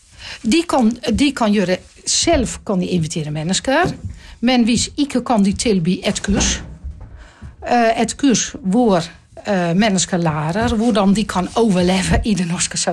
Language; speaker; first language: Norwegian; non-native, fluent; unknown